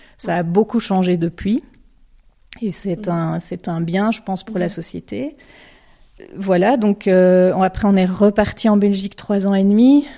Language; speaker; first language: French; native; French